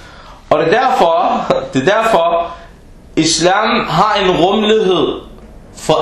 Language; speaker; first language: Danish; non-native, fluent; Arabic